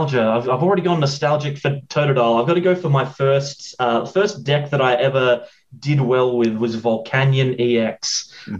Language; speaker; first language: English; native; English